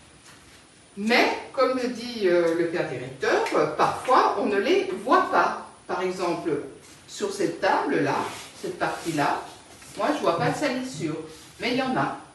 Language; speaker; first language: French; native; French